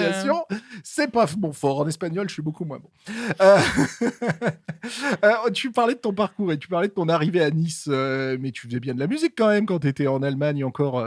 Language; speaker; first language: French; native; French